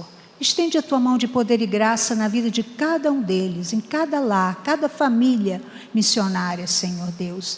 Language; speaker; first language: Portuguese; native; Portuguese